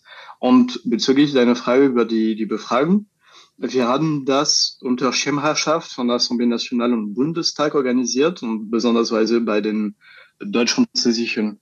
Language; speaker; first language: German; non-native, learner; French